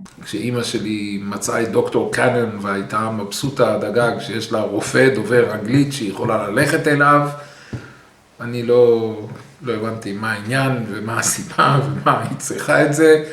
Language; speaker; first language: Hebrew; early bilingual, other home language; English